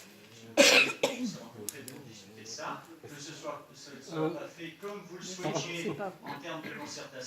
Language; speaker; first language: French; native; French